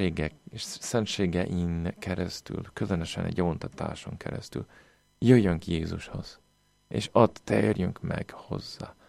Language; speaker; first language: Hungarian; non-native, fluent; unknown